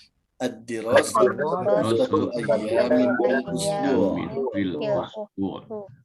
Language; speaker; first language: Arabic; non-native, fluent; Indonesian